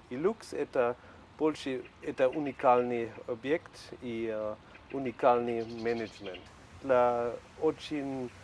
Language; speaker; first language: Russian; non-native, learner; Polish